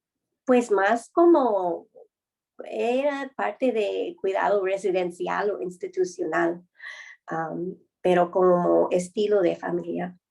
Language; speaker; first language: Spanish; non-native, fluent; English